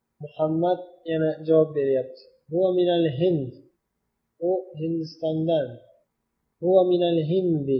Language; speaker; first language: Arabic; non-native, fluent; Uzbek